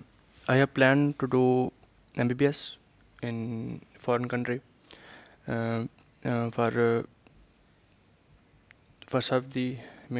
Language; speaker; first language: English; non-native, learner; Urdu